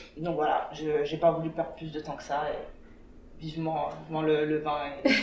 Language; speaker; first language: French; early bilingual, other home language; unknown